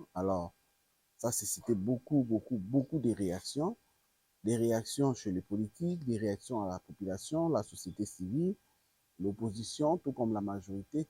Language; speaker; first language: French; non-native, local second language; Lingala